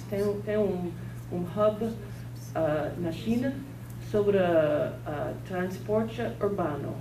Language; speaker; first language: Portuguese; non-native, fluent; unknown